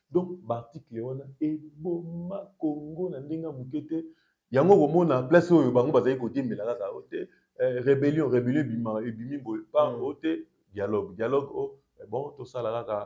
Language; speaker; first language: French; non-native, local second language; Lingala